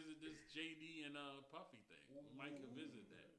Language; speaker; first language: English; native; English